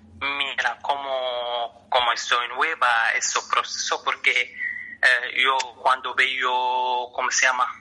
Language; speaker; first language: Spanish; non-native, learner; Arabic